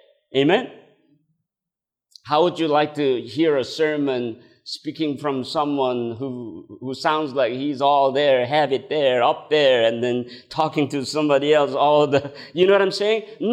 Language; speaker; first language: English; non-native, fluent; Korean